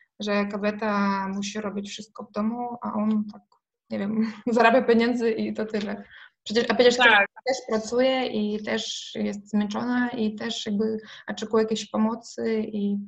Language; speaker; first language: Polish; non-native, fluent; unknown